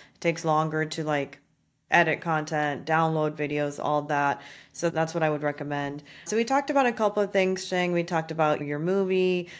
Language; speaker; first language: English; native; English